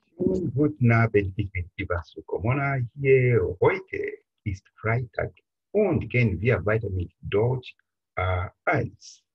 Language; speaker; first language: German; non-native, fluent; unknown